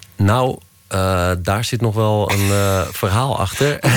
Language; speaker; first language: Dutch; native; Dutch